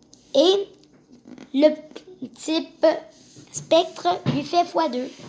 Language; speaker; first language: French; native; French